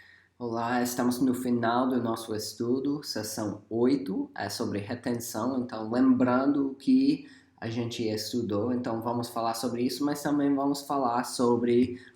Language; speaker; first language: Portuguese; non-native, fluent; English